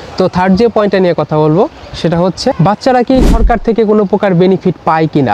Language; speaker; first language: Bangla; native; Bangla